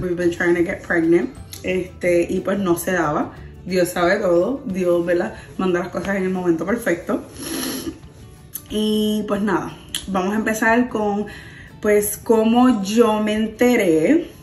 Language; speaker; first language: Spanish; early bilingual, heritage; Spanish